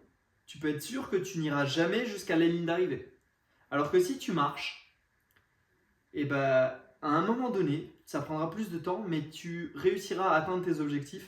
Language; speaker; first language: French; native; French